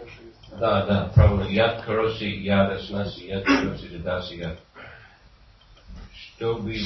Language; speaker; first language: Russian; non-native, fluent; English